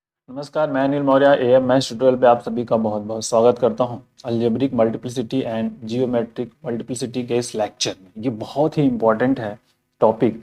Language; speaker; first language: Hindi; native; Hindi